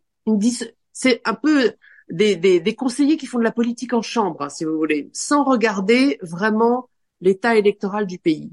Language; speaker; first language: French; native; French